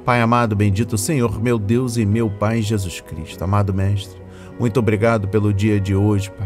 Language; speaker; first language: Portuguese; native; Portuguese